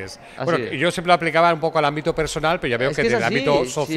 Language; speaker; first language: Spanish; non-native, local second language; Catalan